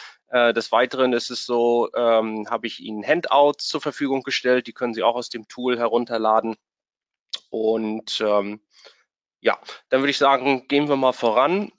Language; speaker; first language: German; native; German